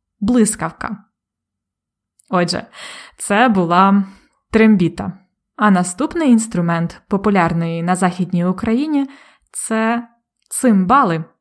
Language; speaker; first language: Ukrainian; native; Ukrainian